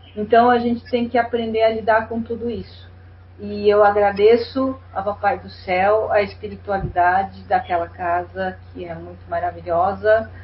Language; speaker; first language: Portuguese; non-native, fluent; Spanish